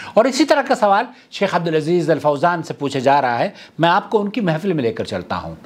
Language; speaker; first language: Urdu; native; Urdu